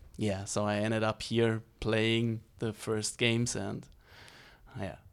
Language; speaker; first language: English; non-native, fluent; German